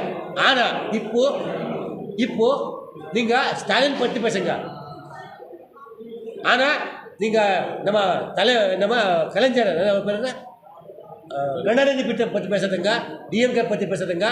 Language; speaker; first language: Tamil; non-native, learner; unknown